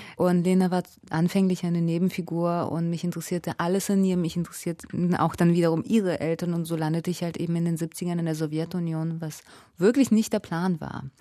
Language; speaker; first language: German; early bilingual, other home language; Russian